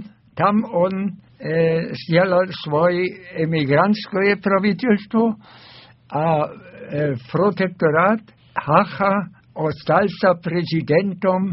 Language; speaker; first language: Russian; non-native, fluent; German